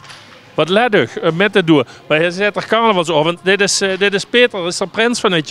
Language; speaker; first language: Dutch; native; Dutch